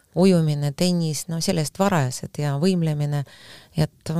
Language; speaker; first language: Estonian; non-native, fluent; Russian